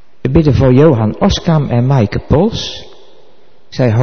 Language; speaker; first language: Dutch; native; Dutch